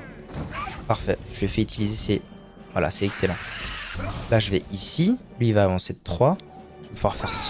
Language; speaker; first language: French; native; French